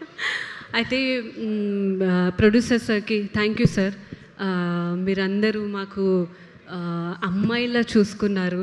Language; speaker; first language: Telugu; non-native, local second language; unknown